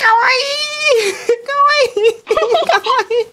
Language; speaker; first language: Japanese; non-native, learner; Indonesian